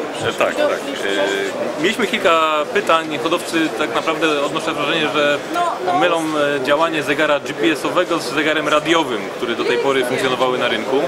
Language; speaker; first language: Polish; native; Polish